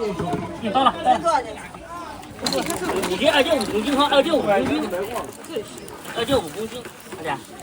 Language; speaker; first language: Chinese; native; Chinese